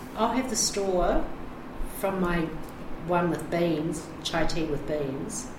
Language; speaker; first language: English; native; English